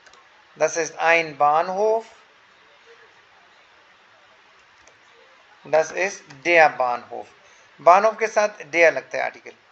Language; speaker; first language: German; non-native, fluent; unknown